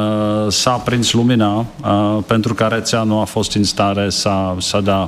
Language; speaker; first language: Romanian; non-native, learner; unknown